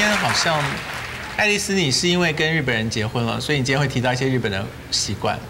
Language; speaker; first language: Chinese; native; Chinese